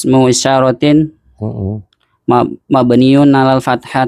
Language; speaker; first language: Arabic; non-native, learner; Indonesian